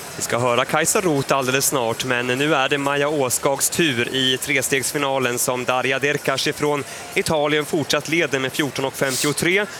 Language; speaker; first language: Swedish; native; Swedish